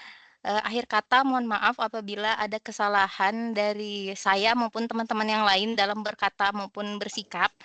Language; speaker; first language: Indonesian; native; Indonesian